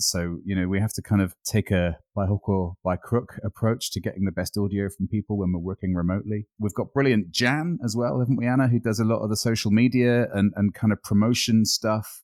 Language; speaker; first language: English; native; English